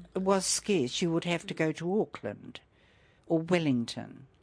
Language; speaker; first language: English; native; English